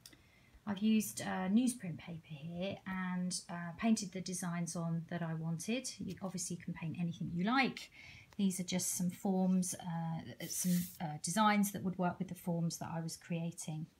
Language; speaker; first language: English; native; English